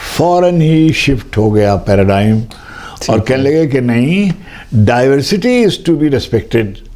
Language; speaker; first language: Urdu; native; Urdu